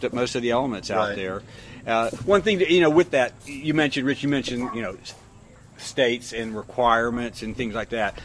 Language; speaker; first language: English; native; English